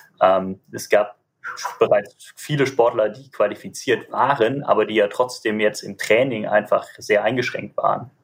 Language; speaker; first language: German; native; German